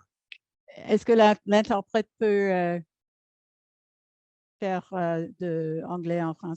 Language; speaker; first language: French; non-native, learner; English